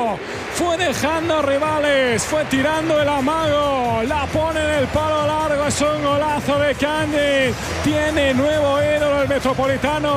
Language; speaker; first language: Spanish; native; Spanish